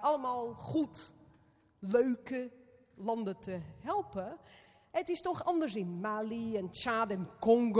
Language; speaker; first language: Dutch; non-native, fluent; Portuguese